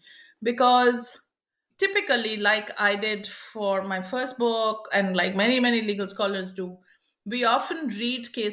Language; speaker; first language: English; non-native, local second language; Bangla